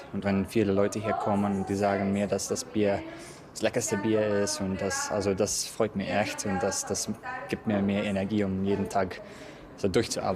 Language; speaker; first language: German; non-native, fluent; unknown